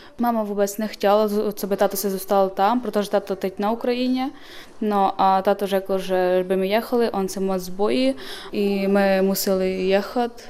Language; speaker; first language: Czech; non-native, learner; Ukrainian